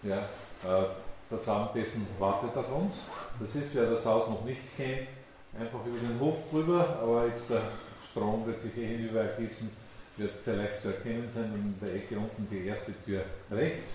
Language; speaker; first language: German; native; German